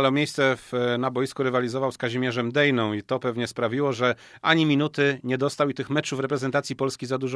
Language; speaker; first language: Polish; native; Polish